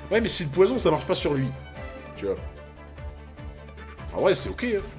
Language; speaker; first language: French; native; French